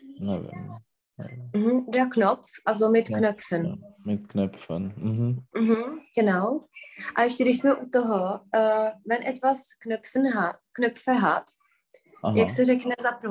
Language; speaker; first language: German; non-native, fluent; Czech